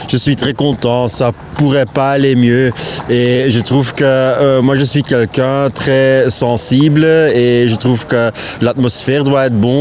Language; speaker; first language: French; non-native, local second language; Dutch